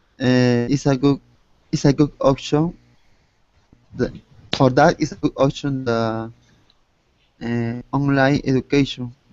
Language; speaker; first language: English; non-native, learner; Spanish